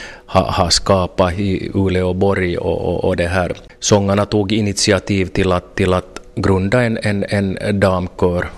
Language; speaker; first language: Swedish; native; Swedish